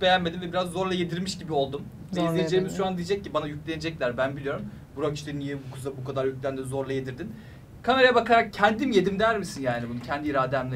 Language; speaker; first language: Turkish; native; Turkish